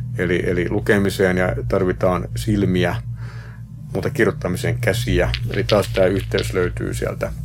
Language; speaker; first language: Finnish; native; Finnish